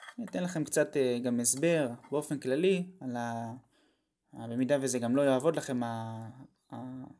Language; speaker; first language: Hebrew; native; Hebrew